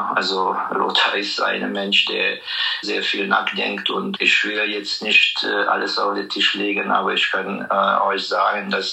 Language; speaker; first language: German; non-native, fluent; Hungarian